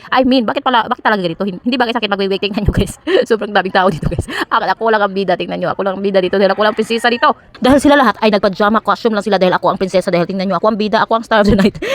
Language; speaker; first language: Filipino; non-native, local second language; Cebuano